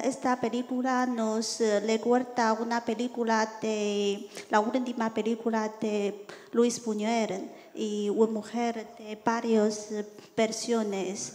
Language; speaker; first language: Spanish; non-native, fluent; Chinese